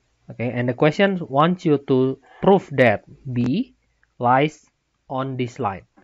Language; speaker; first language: English; non-native, fluent; Indonesian